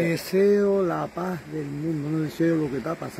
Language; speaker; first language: Spanish; native; Spanish